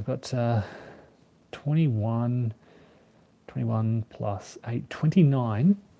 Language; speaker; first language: English; native; English